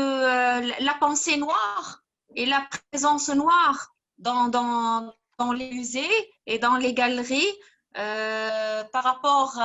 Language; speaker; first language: French; non-native, fluent; Arabic